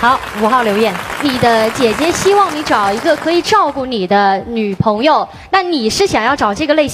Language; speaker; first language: Chinese; native; Chinese